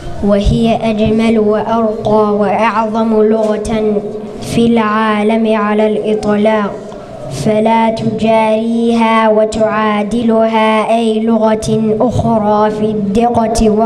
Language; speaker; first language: Arabic; non-native, learner; Somali